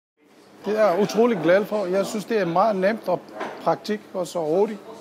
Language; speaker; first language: Danish; non-native, learner; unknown